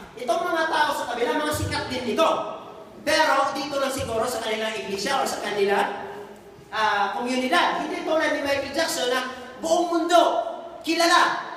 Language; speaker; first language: Filipino; non-native, local second language; Cebuano